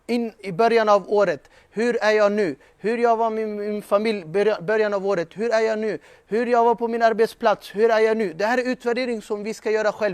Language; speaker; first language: Swedish; non-native, fluent; Urdu